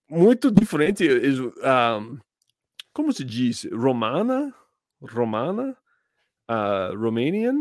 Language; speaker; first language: Portuguese; non-native, learner; English